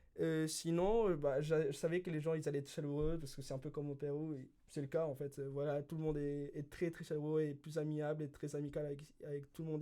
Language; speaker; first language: French; early bilingual, other home language; Spanish